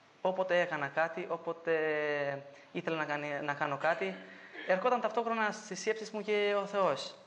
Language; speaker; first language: Greek; non-native, fluent; Albanian